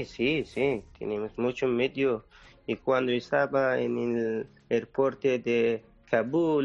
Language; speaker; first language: Spanish; non-native, learner; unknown